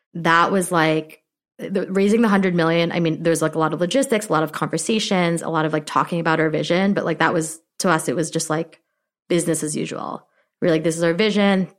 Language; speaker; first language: English; early bilingual, other home language; Filipino